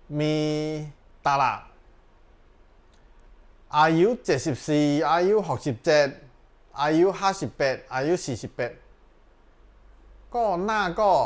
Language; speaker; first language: Thai; non-native, learner; Chinese